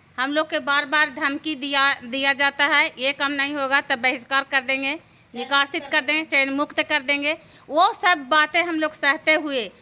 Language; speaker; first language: Hindi; native; Hindi